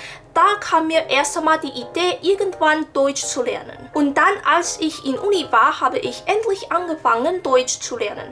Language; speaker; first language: German; non-native, learner; Chinese